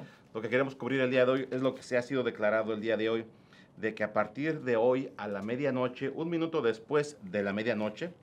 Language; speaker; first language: Spanish; native; Spanish